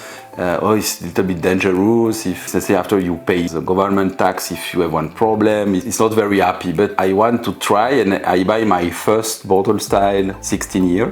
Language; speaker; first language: English; non-native, learner; French